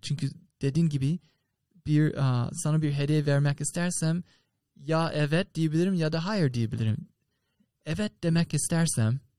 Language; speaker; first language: Turkish; non-native, fluent; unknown